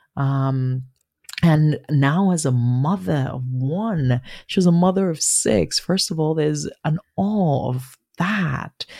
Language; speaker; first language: English; non-native, local second language; Igbo